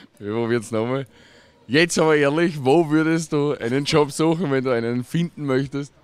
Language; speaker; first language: German; native; German